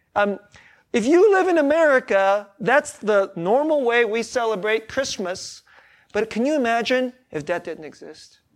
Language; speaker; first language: English; early bilingual, other home language; Korean